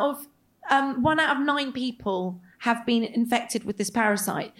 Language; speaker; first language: English; native; English